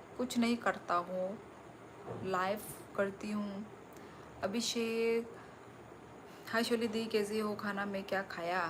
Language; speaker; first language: Hindi; non-native, local second language; Kok Borok